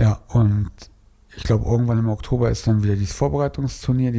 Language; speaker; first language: German; native; German